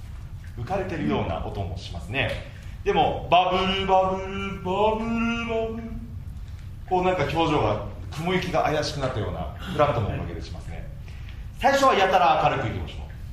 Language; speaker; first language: Japanese; native; Japanese